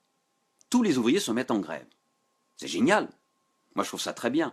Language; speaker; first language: French; native; French